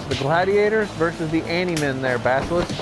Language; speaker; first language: English; native; English